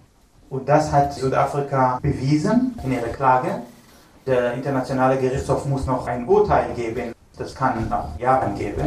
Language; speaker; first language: German; non-native, fluent; Hebrew